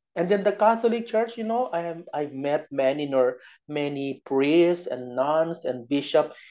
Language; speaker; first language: English; non-native, local second language; Bikol